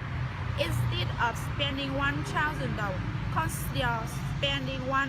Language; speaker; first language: English; non-native, learner; Vietnamese